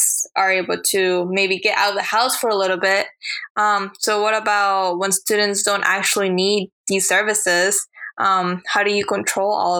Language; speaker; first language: English; early bilingual, other home language; Spanish